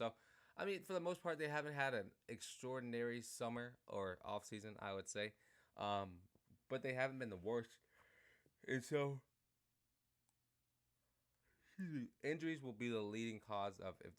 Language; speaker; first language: English; native; English